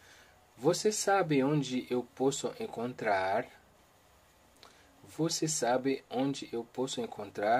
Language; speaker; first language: Portuguese; non-native, learner; Haitian Creole